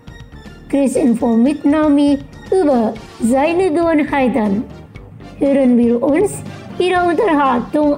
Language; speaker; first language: German; non-native, fluent; Indonesian